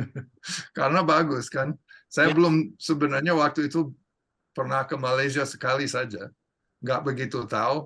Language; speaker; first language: Indonesian; non-native, fluent; English